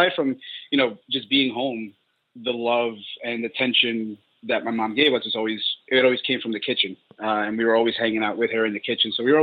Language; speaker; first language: English; native; English